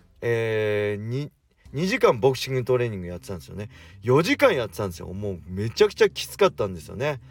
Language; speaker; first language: Japanese; native; Japanese